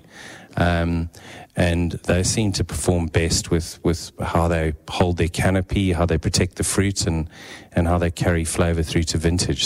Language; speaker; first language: English; native; English